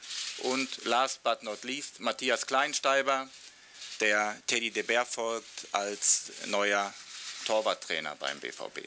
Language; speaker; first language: German; native; German